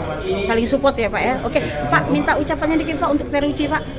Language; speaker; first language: Indonesian; native; Indonesian